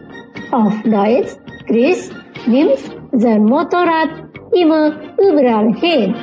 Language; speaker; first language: German; non-native, learner; Indonesian